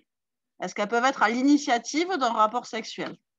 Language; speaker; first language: French; native; French